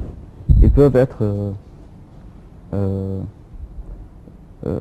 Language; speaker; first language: French; non-native, fluent; Arabic